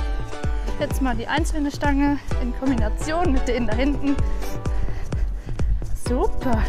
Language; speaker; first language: German; native; German